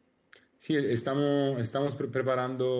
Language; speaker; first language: Spanish; non-native, learner; Italian